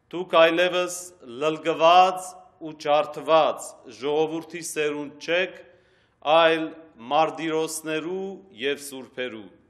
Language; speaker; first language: Armenian; early bilingual, heritage; Armenian